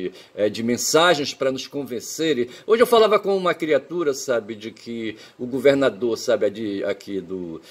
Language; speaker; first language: Portuguese; native; Portuguese